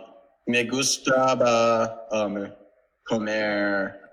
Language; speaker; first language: Spanish; non-native, learner; English